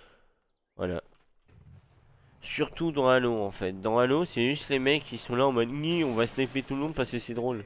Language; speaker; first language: French; native; French